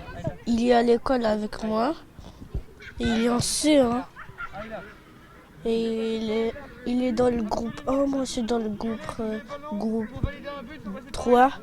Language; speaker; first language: French; early bilingual, other home language; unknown